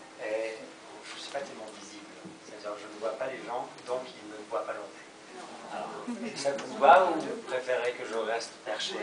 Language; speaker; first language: French; non-native, fluent; Persian